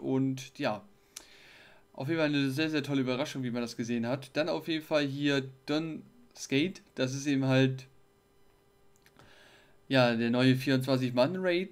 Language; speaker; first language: German; native; German